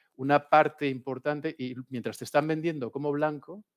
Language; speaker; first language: Spanish; native; Spanish